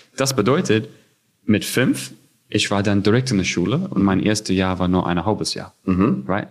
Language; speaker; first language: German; non-native, fluent; English